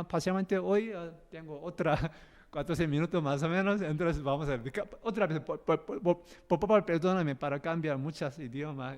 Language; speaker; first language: Spanish; non-native, learner; Korean